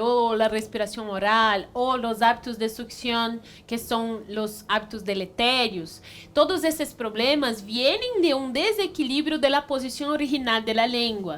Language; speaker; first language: Spanish; non-native, fluent; Portuguese